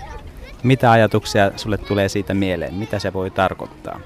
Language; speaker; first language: Finnish; native; Finnish